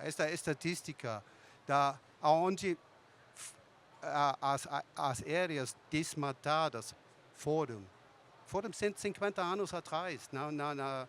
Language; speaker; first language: Portuguese; non-native, fluent; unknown